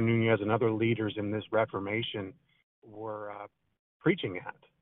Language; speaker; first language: English; native; English